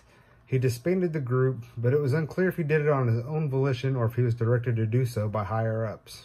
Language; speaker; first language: English; native; English